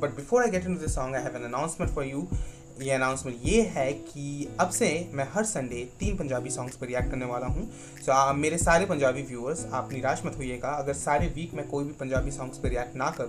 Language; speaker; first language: Hindi; non-native, local second language; Bangla